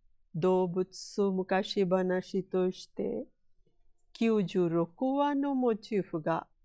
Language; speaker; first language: Japanese; non-native, fluent; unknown